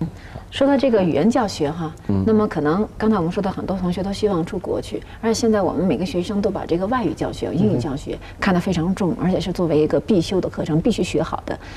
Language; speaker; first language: Chinese; native; Chinese